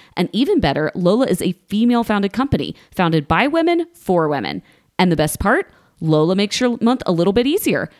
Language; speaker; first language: English; native; English